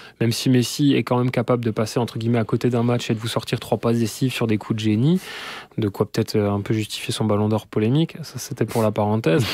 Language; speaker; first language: French; native; French